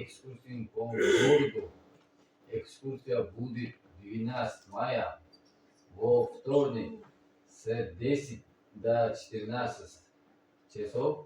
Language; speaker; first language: Russian; non-native, learner; Uzbek